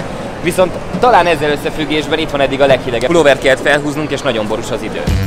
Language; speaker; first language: Hungarian; native; Hungarian